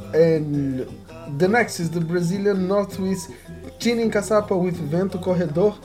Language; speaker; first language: English; non-native, learner; Portuguese